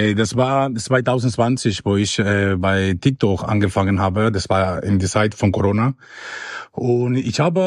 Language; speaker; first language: German; non-native, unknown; Spanish